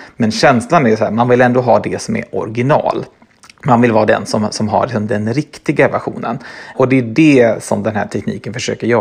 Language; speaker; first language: Swedish; native; Swedish